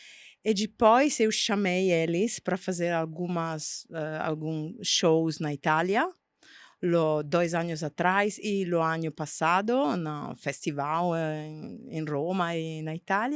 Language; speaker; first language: Portuguese; non-native, fluent; Italian